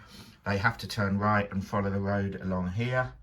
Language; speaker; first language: English; native; English